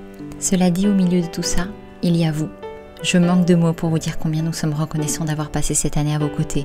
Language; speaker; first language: French; native; French